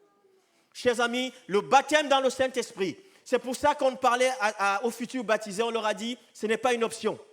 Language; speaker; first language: French; native; French